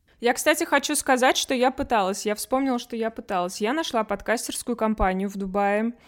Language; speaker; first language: Russian; native; Russian